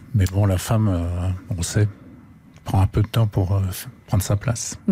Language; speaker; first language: French; native; French